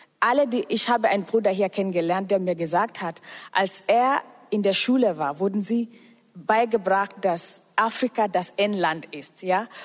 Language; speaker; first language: German; non-native, fluent; Swahili